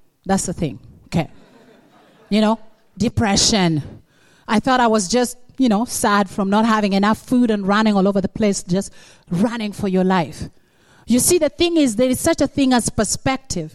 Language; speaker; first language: English; non-native, local second language; Acoli